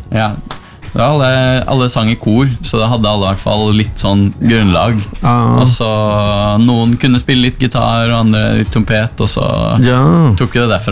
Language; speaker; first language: Norwegian; native; Norwegian